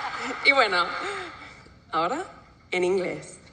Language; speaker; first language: Spanish; non-native, learner; English